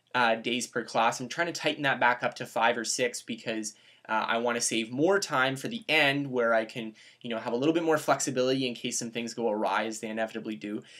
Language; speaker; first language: English; native; English